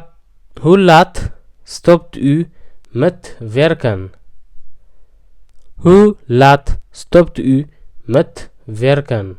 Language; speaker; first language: Dutch; non-native, fluent; Tigrinya